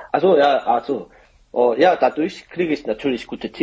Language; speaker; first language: German; non-native, fluent; Korean